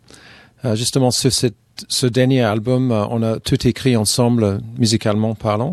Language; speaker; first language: French; non-native, fluent; English